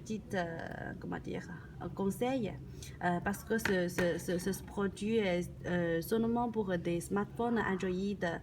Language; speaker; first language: French; non-native, learner; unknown